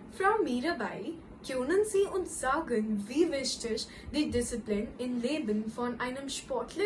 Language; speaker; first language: German; non-native, learner; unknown